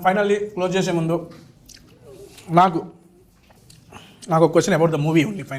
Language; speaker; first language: Telugu; native; Telugu